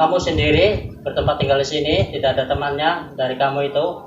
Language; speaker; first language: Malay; non-native, local second language; Javanese